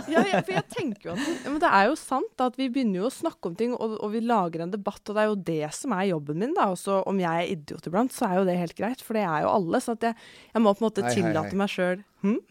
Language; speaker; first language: Norwegian; native; Norwegian